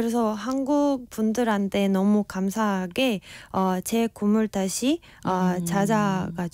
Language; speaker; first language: Korean; non-native, fluent; Spanish